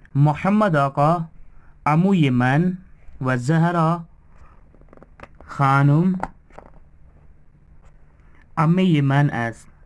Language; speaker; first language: Persian; non-native, fluent; Urdu